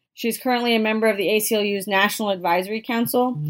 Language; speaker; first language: English; native; English